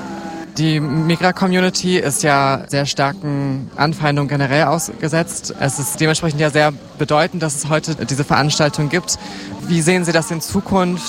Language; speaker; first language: German; native; German